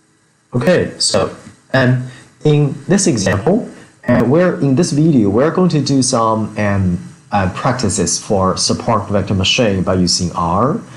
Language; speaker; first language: English; non-native, fluent; Chinese